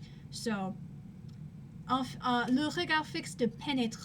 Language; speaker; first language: French; non-native, learner; English